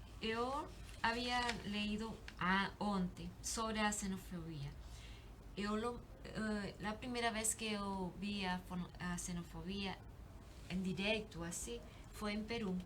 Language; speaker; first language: Portuguese; non-native, learner; Spanish